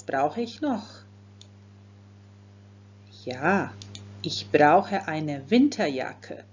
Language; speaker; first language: German; non-native, fluent; Croatian